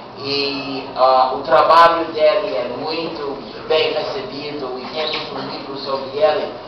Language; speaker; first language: Portuguese; non-native, fluent; English